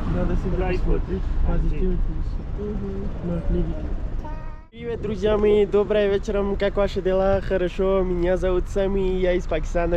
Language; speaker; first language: Russian; non-native, learner; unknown